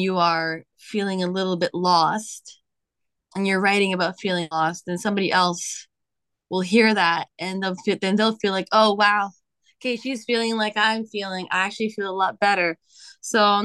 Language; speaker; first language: English; native; English